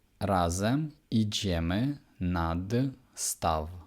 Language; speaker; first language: Polish; non-native, fluent; Ukrainian